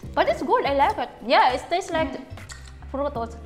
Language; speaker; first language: English; non-native, local second language; Filipino